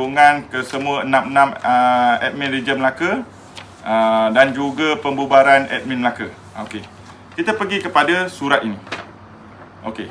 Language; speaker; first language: Malay; native; Malay